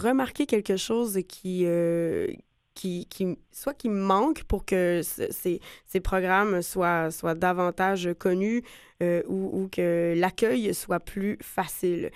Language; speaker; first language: French; native; French